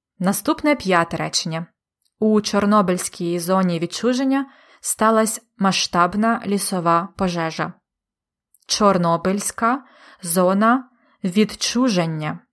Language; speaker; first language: Ukrainian; native; Ukrainian